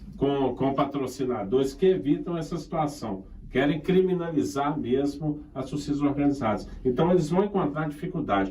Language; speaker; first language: Portuguese; native; Portuguese